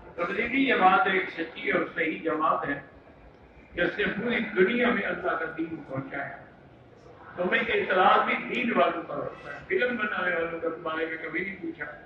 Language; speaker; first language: Urdu; native; Urdu